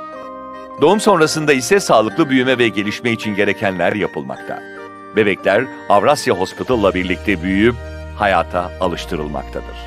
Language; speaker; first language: Turkish; native; Turkish